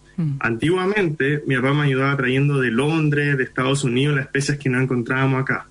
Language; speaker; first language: Spanish; early bilingual, other home language; Hindi